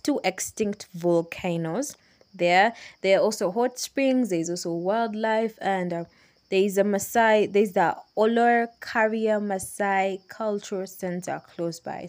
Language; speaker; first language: English; non-native, local second language; Ganda